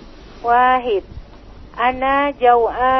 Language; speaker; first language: Arabic; non-native, learner; Indonesian